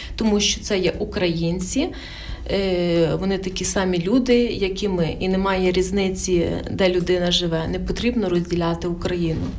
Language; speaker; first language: Ukrainian; native; Ukrainian